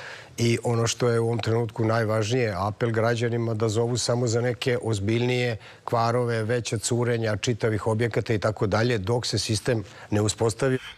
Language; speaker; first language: Croatian; native; Croatian